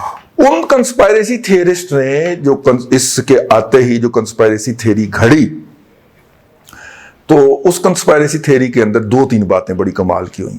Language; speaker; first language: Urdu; non-native, local second language; Punjabi